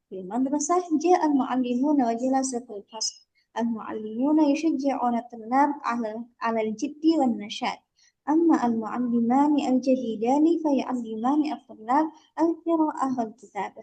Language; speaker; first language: Arabic; non-native, fluent; Indonesian